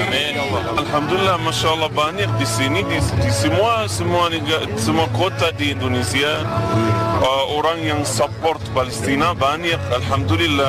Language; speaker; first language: Indonesian; non-native, learner; Arabic